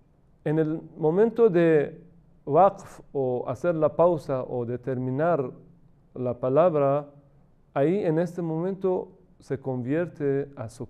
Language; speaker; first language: Spanish; non-native, fluent; Persian